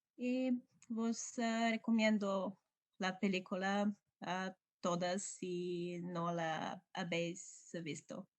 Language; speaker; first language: Spanish; non-native, learner; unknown